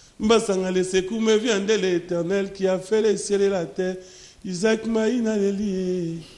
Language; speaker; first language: French; non-native, local second language; Lingala